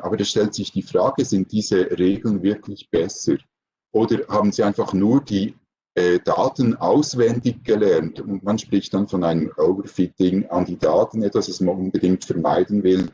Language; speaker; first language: German; native; German